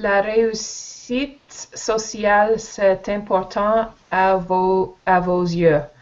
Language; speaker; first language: French; non-native, learner; English